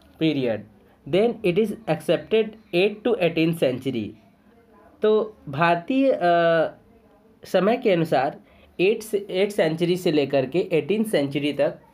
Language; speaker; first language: Hindi; native; Hindi